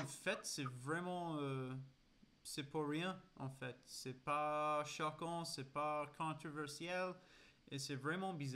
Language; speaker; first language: French; non-native, learner; English